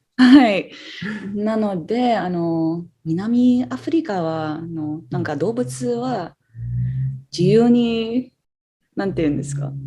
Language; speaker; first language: Japanese; non-native, fluent; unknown